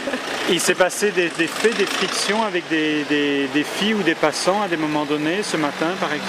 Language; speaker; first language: French; native; French